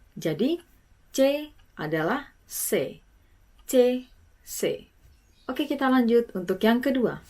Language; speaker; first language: Indonesian; native; Indonesian